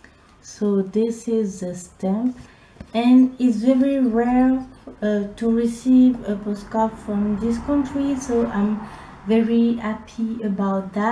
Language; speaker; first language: English; non-native, learner; French